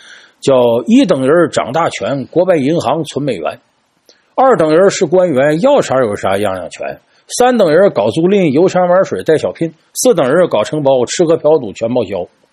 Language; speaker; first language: Chinese; native; Chinese